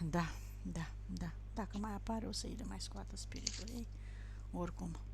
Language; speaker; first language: Romanian; native; Romanian